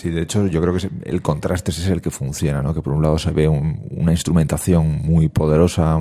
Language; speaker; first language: Spanish; native; Spanish